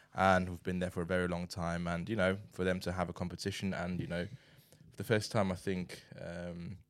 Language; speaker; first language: English; non-native, fluent; Chinese